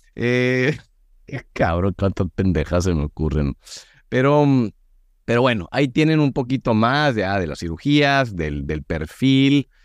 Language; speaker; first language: Spanish; native; Spanish